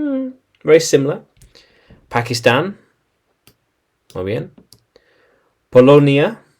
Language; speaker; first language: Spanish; non-native, learner; English